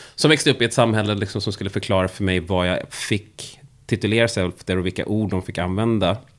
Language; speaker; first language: Swedish; native; Swedish